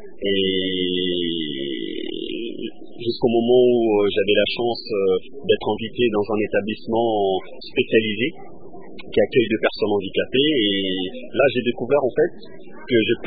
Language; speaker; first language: French; early bilingual, other home language; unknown